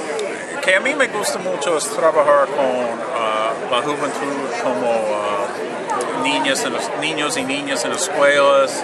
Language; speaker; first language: Spanish; non-native, learner; English